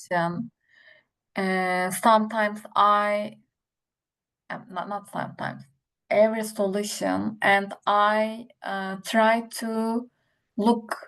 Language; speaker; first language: English; non-native, learner; Turkish